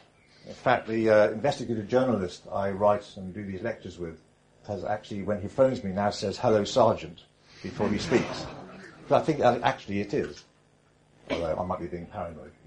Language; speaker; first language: English; native; English